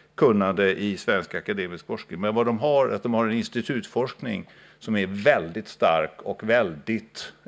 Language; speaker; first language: Swedish; native; Swedish